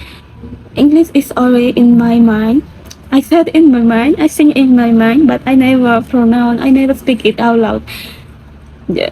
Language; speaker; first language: English; non-native, learner; Khmer